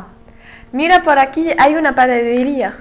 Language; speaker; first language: Spanish; non-native, learner; French